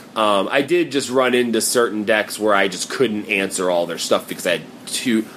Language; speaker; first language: English; native; English